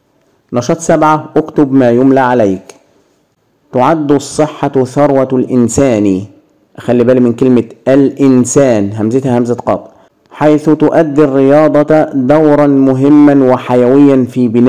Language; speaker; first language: Arabic; native; Arabic